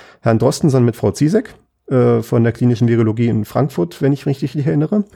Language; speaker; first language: German; native; German